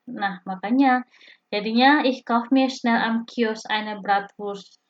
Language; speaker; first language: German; non-native, fluent; Indonesian